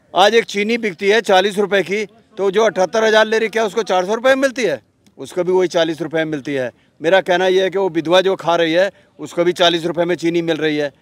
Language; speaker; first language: Hindi; native; Hindi